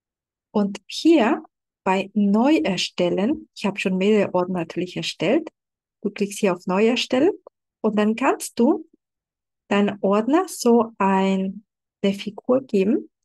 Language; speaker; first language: German; non-native, fluent; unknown